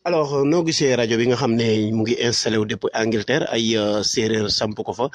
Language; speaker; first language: Wolof; non-native, local second language; Serer